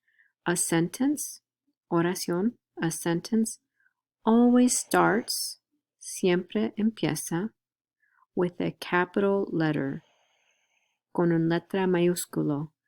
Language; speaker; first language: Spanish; non-native, learner; English